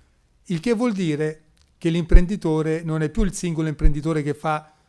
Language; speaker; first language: Italian; native; Italian